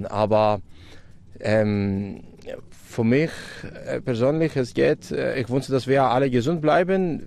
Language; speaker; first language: German; non-native, fluent; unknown